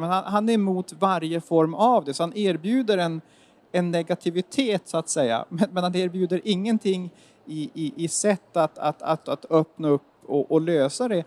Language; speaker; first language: Swedish; native; Swedish